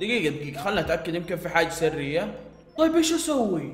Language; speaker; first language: Arabic; native; Arabic